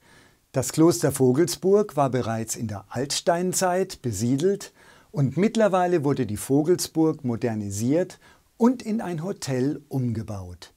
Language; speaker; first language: German; native; German